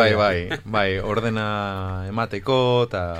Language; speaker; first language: Basque; early bilingual, other home language; Polish